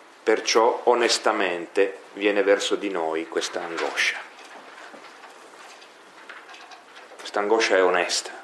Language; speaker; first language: Italian; native; Italian